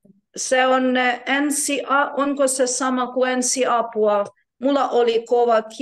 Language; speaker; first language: Finnish; non-native, learner; Ukrainian